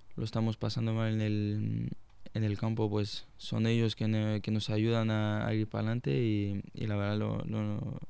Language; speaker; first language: Spanish; non-native, fluent; French